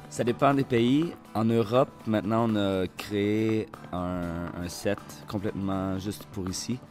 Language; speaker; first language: French; native; French